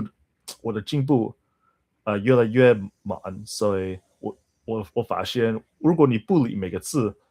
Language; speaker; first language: Chinese; non-native, learner; English